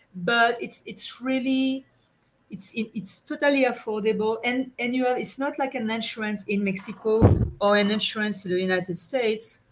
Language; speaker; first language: English; non-native, fluent; French